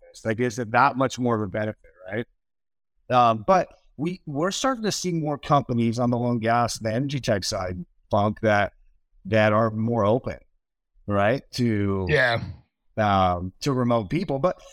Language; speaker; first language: English; native; English